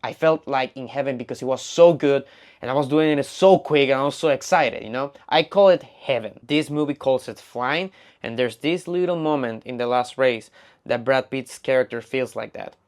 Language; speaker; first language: English; non-native, fluent; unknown